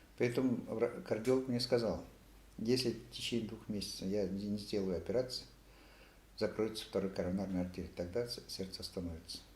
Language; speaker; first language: Russian; non-native, local second language; Kazakh